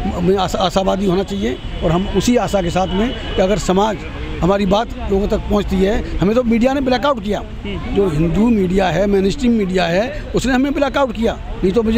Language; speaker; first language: Hindi; native; Hindi